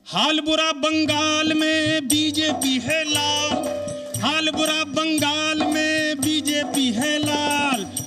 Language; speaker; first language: Hindi; native; Hindi